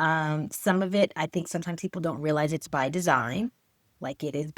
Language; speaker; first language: English; native; English